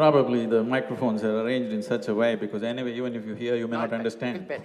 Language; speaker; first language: English; non-native, local second language; Kannada